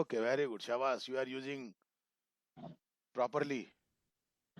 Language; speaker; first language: English; non-native, local second language; Hindi